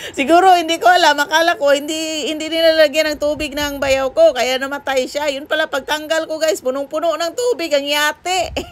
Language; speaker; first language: Filipino; non-native, local second language; Cebuano